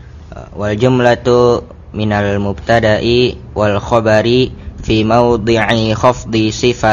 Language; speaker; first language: Arabic; non-native, learner; Indonesian